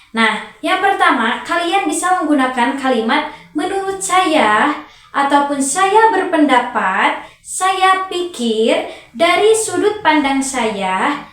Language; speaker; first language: Indonesian; native; Indonesian